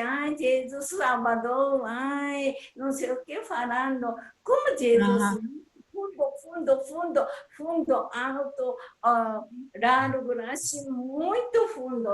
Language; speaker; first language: Portuguese; non-native, learner; Japanese